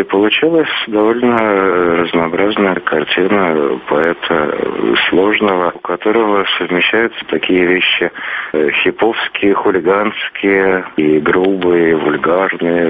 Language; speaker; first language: Russian; native; Russian